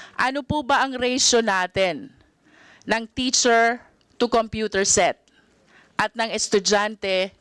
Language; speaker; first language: Filipino; native; Filipino